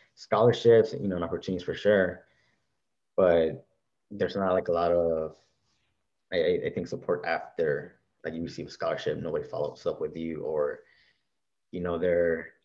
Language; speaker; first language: English; native; English